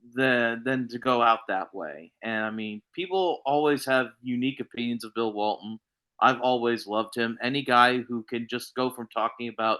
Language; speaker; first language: English; native; English